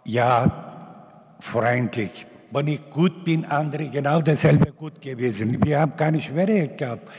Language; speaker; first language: German; non-native, learner; Turkish